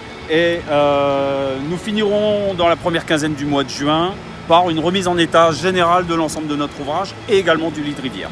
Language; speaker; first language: French; native; French